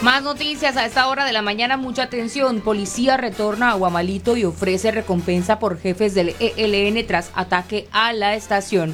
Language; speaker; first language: Spanish; native; Spanish